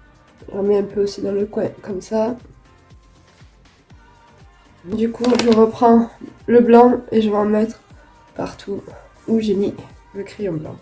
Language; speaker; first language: French; native; French